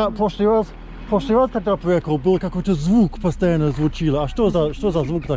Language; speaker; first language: Russian; non-native, learner; English